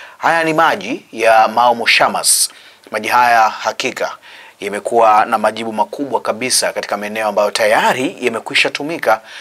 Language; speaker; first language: Swahili; native; Swahili